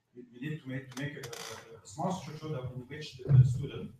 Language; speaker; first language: English; non-native, fluent; French